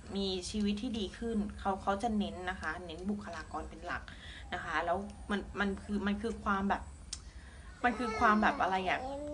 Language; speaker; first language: Thai; native; Thai